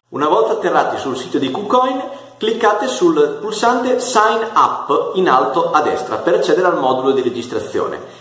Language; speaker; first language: Italian; native; Italian